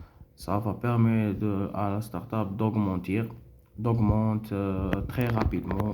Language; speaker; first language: French; non-native, local second language; Arabic